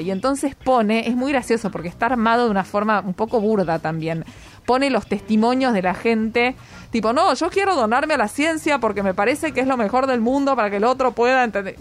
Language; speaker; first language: Spanish; native; Spanish